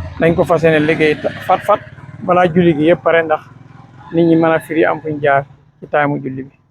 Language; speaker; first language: Wolof; native; Wolof